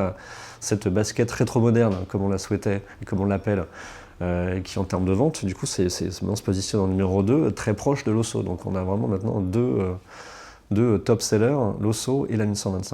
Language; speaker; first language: French; native; French